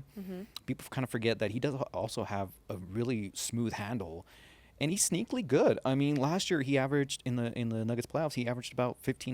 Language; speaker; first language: English; native; English